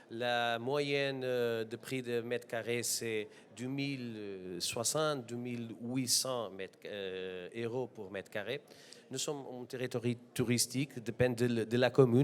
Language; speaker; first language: French; non-native, learner; Portuguese